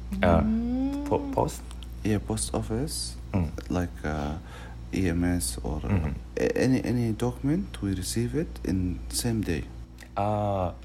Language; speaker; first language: English; non-native, learner; Arabic